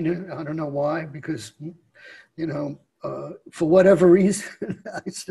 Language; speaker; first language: English; native; English